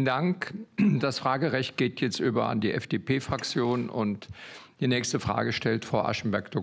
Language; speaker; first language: German; native; German